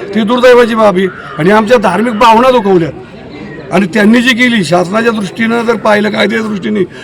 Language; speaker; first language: Marathi; native; Marathi